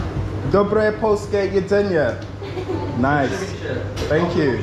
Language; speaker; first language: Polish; non-native, learner; English